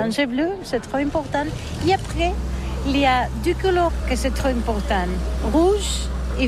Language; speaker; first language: French; non-native, learner; Catalan